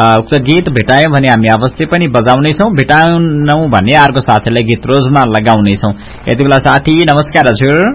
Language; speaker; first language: Nepali; native; Nepali